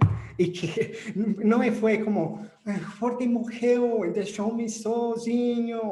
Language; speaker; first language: Portuguese; non-native, fluent; English